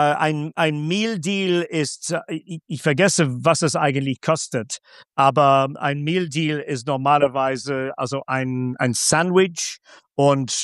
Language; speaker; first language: German; non-native, fluent; English